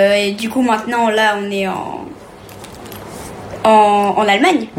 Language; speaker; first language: French; early bilingual, heritage; French